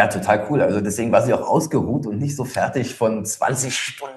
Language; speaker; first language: German; native; German